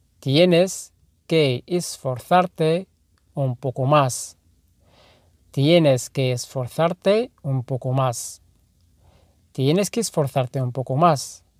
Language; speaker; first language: Spanish; non-native, fluent; Arabic